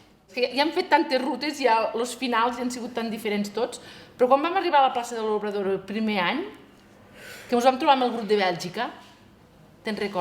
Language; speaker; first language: Catalan; native; Catalan